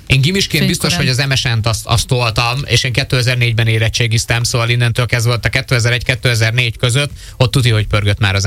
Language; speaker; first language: Hungarian; native; Hungarian